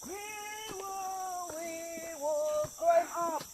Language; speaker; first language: English; non-native, local second language; Malay